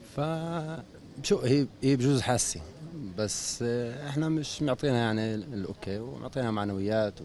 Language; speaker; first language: Arabic; native; Arabic